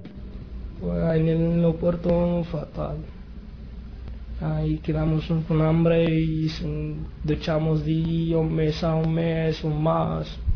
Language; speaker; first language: Spanish; non-native, learner; Arabic